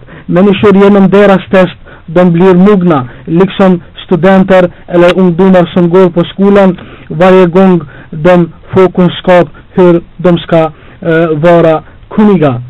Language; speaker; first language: Swedish; non-native, fluent; Albanian